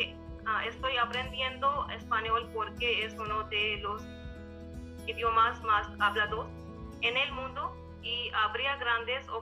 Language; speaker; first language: Spanish; non-native, learner; Hindi